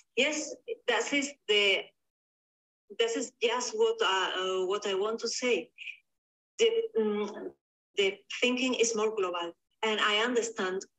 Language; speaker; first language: English; non-native, learner; Spanish